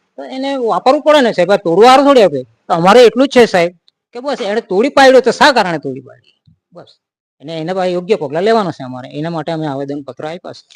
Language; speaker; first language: Gujarati; non-native, local second language; Gamit